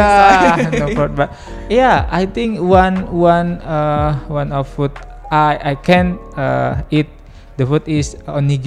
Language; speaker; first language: English; non-native, learner; Indonesian